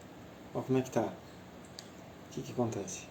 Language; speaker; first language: Portuguese; native; Portuguese